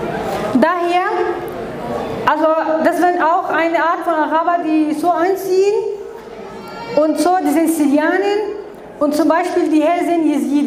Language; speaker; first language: German; non-native, learner; Kurdish